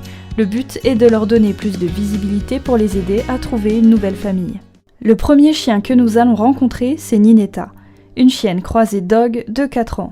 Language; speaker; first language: French; native; French